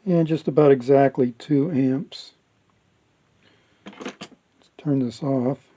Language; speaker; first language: English; native; English